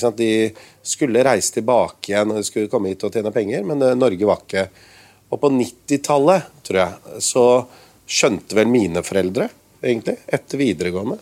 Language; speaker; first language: Norwegian; early bilingual, other home language; Urdu